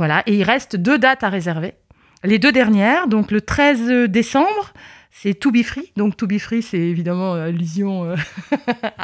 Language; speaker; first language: French; native; French